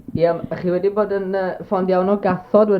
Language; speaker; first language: Welsh; native; Welsh